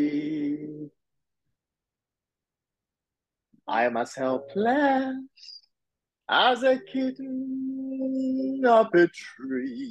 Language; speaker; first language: English; non-native, local second language; Igbo